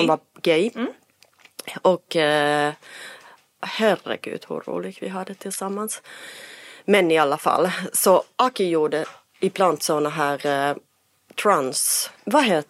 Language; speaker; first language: Swedish; non-native, fluent; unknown